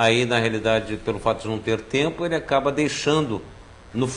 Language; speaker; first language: Portuguese; native; Portuguese